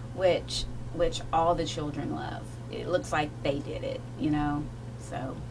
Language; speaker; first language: English; native; English